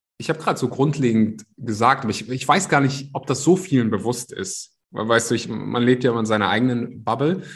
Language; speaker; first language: German; early bilingual, other home language; Russian